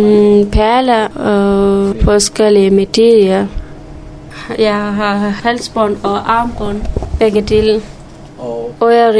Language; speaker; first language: Danish; non-native, learner; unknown